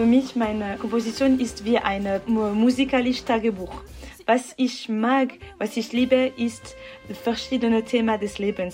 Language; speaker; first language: German; non-native, local second language; French